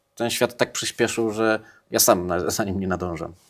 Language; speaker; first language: Polish; native; Polish